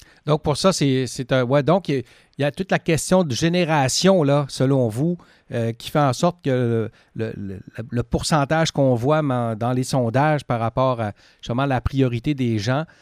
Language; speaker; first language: French; native; French